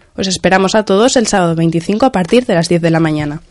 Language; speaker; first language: Spanish; non-native, local second language; Catalan